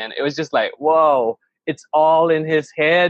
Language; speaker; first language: English; non-native, local second language; Malay